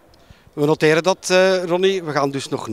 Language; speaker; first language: Dutch; native; Dutch